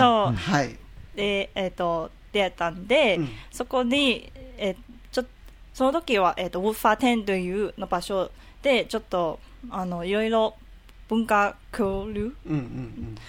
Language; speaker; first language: Japanese; non-native, learner; Cantonese